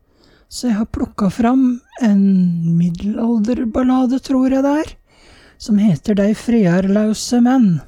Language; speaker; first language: Norwegian; native; Norwegian